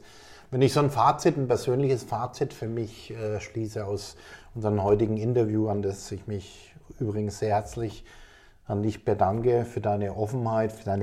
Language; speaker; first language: German; native; German